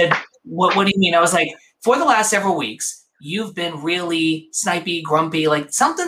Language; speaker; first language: English; native; English